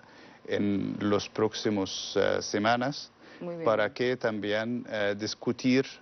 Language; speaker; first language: Spanish; non-native, learner; Arabic